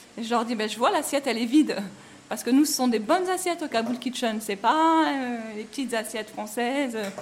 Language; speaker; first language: French; native; French